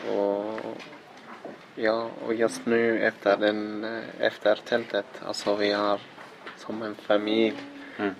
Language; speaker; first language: Swedish; non-native, learner; Arabic